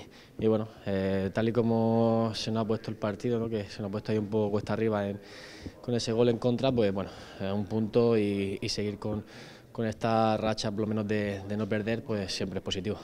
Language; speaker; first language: Spanish; native; Spanish